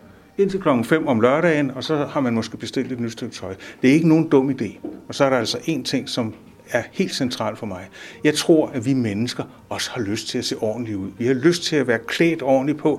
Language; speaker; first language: Danish; native; Danish